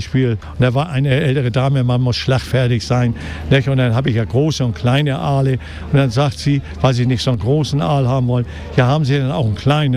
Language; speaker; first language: German; native; German